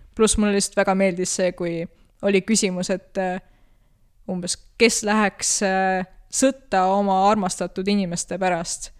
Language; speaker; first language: Estonian; non-native, local second language; Russian